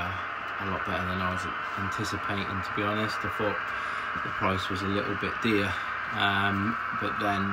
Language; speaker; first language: English; native; English